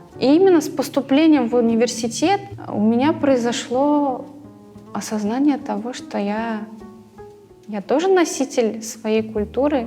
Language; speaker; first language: Russian; early bilingual, other home language; Crimean Tatar